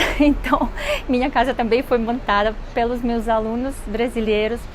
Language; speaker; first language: Portuguese; non-native, fluent; Russian